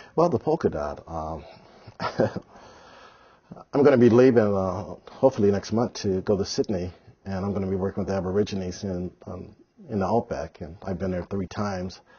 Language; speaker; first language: English; native; English